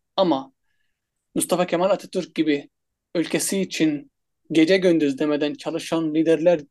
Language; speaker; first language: Turkish; non-native, fluent; Arabic